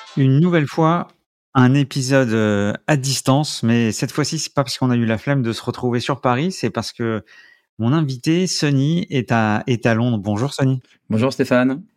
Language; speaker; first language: French; native; French